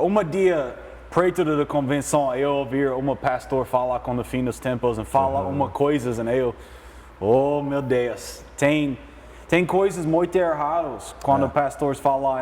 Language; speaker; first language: Portuguese; non-native, learner; English